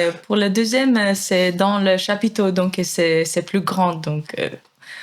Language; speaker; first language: French; non-native, fluent; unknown